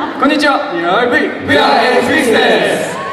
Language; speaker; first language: Japanese; non-native, learner; Korean